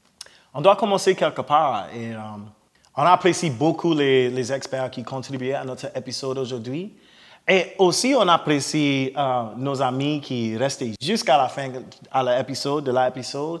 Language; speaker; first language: French; non-native, learner; English